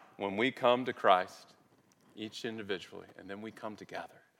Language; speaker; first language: English; native; English